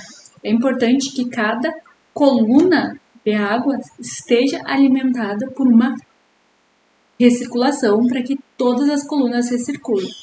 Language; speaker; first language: Portuguese; native; Portuguese